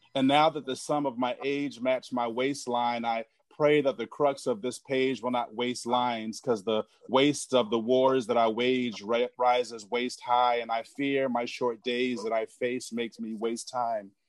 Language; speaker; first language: English; native; English